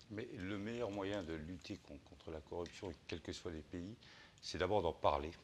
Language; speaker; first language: French; native; French